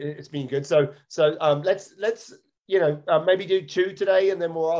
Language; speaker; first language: English; native; English